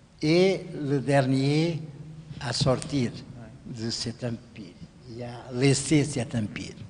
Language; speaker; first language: French; non-native, fluent; Portuguese